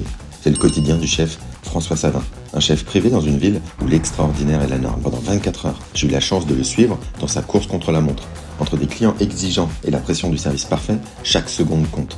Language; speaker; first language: French; native; French